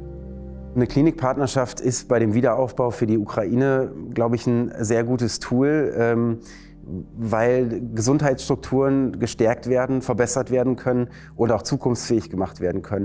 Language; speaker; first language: German; native; German